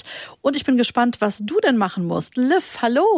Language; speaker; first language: German; native; German